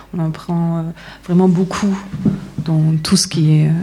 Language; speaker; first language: French; non-native, fluent; German